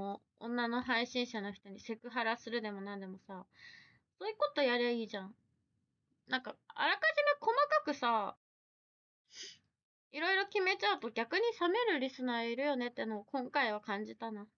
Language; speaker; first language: Japanese; native; Japanese